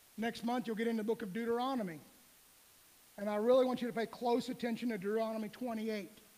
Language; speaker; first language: English; native; English